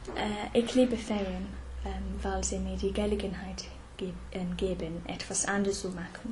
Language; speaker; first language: German; non-native, fluent; English